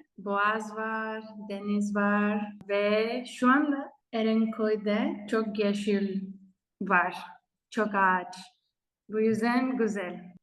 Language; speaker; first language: Turkish; non-native, learner; Spanish